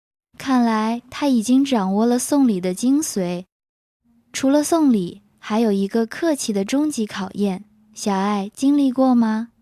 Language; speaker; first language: Chinese; native; Chinese